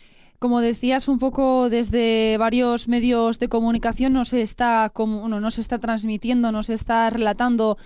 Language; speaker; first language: Spanish; native; Spanish